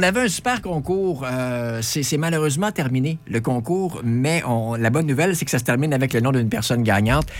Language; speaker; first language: French; native; French